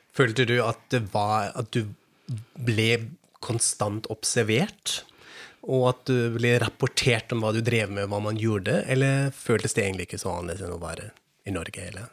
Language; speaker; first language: Norwegian; non-native, fluent; German